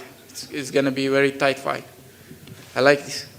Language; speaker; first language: English; non-native, learner; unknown